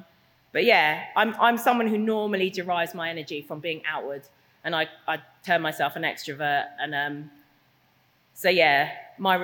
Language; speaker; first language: English; native; English